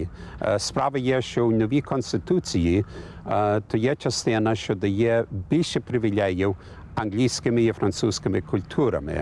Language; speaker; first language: Ukrainian; early bilingual, heritage; English